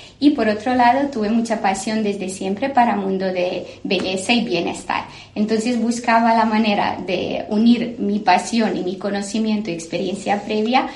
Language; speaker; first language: Spanish; non-native, fluent; Serbian